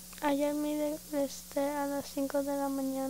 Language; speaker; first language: Spanish; early bilingual, heritage; Spanish